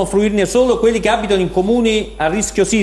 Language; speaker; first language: Italian; native; Italian